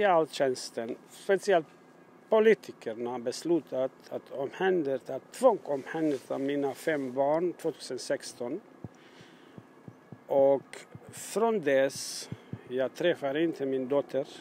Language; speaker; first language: Swedish; non-native, learner; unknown